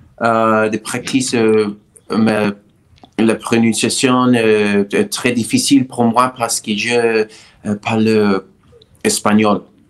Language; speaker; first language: French; non-native, learner; Spanish